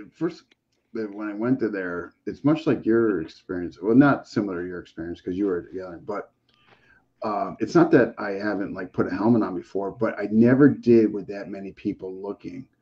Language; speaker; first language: English; native; English